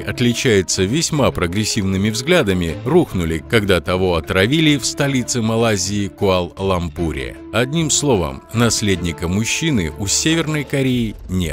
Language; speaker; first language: Russian; native; Russian